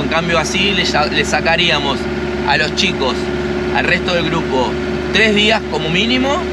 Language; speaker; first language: Spanish; native; Spanish